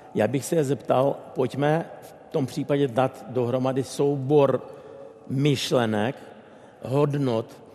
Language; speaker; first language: Czech; non-native, fluent; Ukrainian